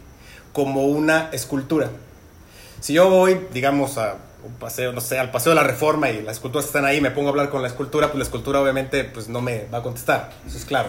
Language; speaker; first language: Spanish; native; Spanish